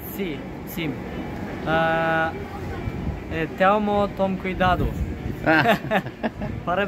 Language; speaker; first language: Portuguese; non-native, learner; Turkish